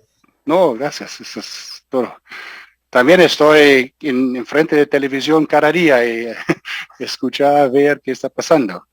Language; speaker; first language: Spanish; non-native, fluent; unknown